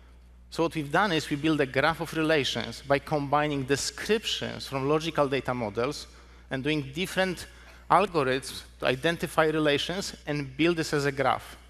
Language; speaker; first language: English; non-native, fluent; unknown